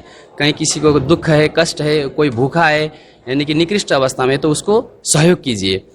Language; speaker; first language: Hindi; native; Hindi